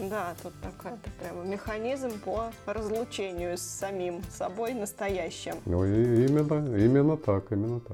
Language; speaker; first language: Russian; native; Russian